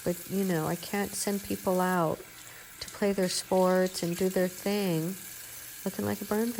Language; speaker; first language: English; native; English